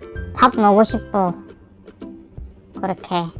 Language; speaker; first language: Korean; non-native, learner; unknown